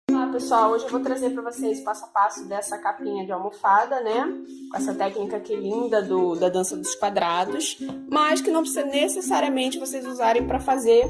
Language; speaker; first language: Portuguese; native; Portuguese